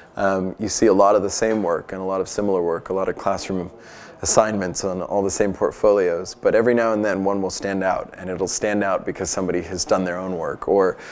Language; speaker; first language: English; native; English